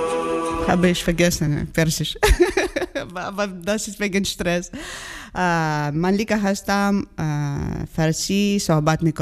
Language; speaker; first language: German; non-native, learner; Ukrainian